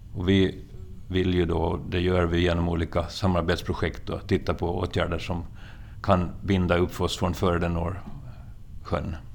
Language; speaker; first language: Swedish; native; Swedish